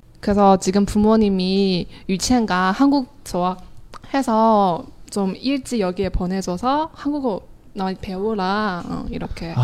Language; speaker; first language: Korean; non-native, fluent; Chinese